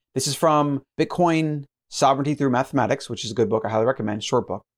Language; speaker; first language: English; native; English